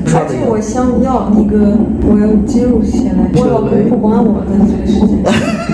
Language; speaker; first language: Chinese; non-native, fluent; French